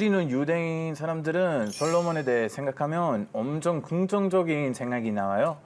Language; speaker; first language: Korean; non-native, fluent; Hebrew